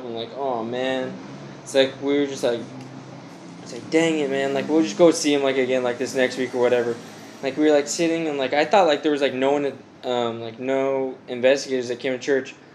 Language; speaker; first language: English; native; English